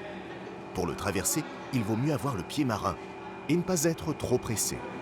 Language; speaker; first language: French; native; French